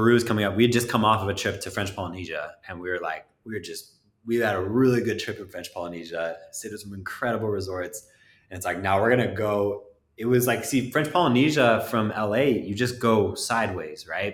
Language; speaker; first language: English; native; English